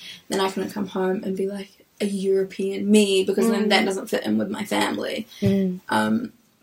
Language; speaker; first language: English; native; English